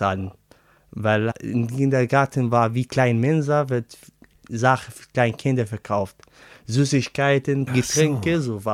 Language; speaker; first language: German; non-native, learner; Arabic